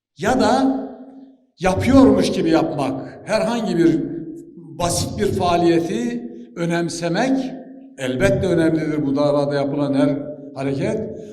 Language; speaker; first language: Turkish; native; Turkish